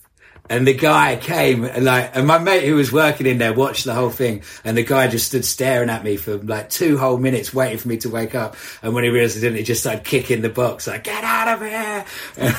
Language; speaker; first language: English; native; English